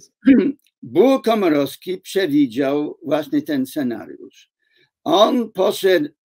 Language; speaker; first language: Polish; non-native, fluent; English